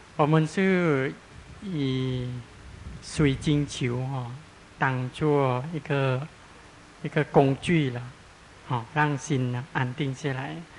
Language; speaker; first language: Chinese; non-native, fluent; Thai